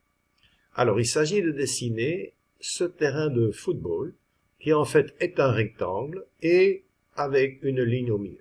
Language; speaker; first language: French; native; French